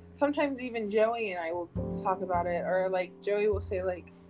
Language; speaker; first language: English; early bilingual, heritage; English